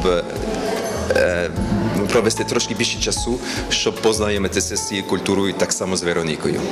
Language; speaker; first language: Ukrainian; early bilingual, heritage; Ukrainian